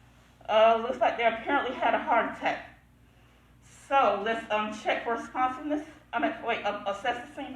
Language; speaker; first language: English; native; English